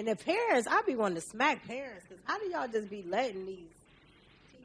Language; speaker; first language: English; native; English